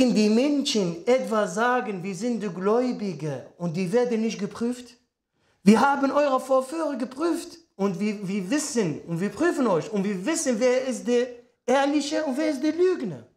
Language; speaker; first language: German; non-native, fluent; Arabic